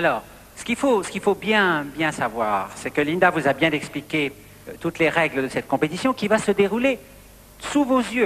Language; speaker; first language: French; native; French